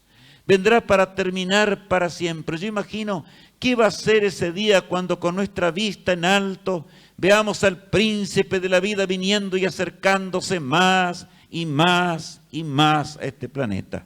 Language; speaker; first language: Spanish; native; Spanish